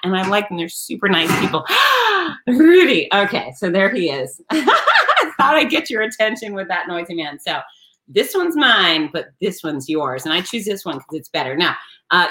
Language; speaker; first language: English; native; English